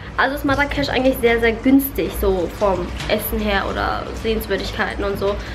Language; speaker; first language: German; early bilingual, other home language; Vietnamese